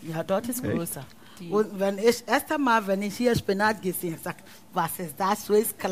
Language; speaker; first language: German; non-native, learner; Akan